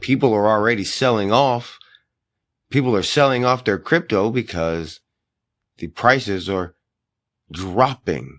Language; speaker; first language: English; native; English